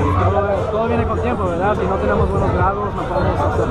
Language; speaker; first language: Spanish; early bilingual, other home language; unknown